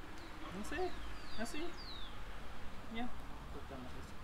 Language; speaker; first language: Spanish; non-native, learner; German